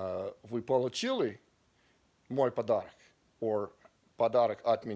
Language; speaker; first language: Russian; non-native, learner; English